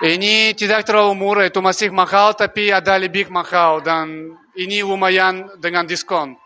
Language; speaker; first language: Indonesian; non-native, learner; Russian